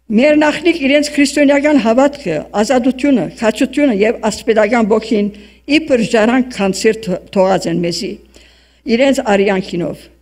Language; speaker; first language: Armenian; early bilingual, heritage; Armenian